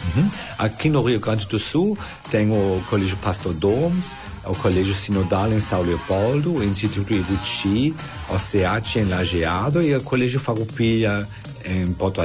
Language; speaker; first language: Portuguese; non-native, fluent; German